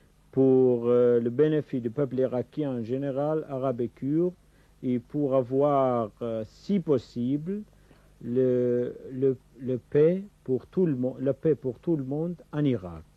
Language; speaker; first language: French; non-native, fluent; Kurdish